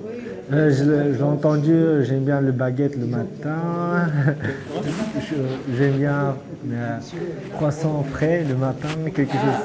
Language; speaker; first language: French; non-native, learner; Uzbek